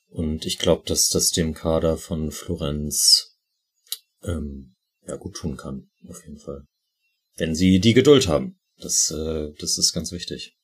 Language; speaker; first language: German; native; German